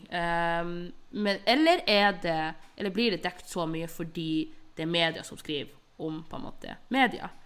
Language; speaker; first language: Norwegian; early bilingual, other home language; Somali